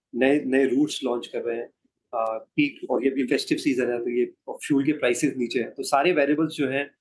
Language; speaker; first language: Hindi; native; Hindi